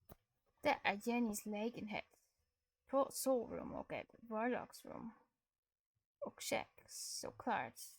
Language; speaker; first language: Swedish; non-native, learner; English